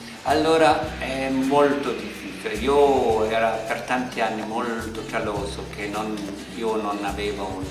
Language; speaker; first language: Italian; non-native, learner; German